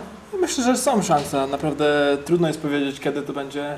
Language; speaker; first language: Polish; early bilingual, heritage; English